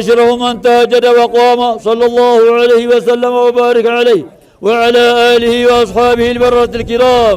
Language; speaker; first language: Arabic; non-native, fluent; Oromo